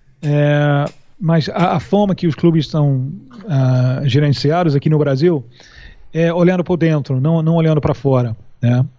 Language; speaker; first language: Portuguese; non-native, fluent; English